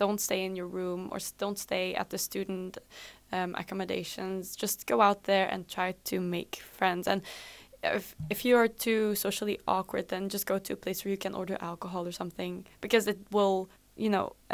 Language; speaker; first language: English; non-native, fluent; Dutch